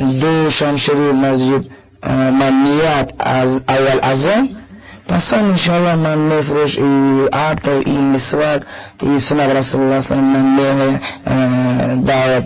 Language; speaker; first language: Persian; non-native, learner; Russian